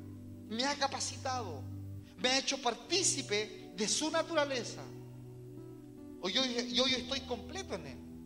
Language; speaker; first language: Spanish; native; Spanish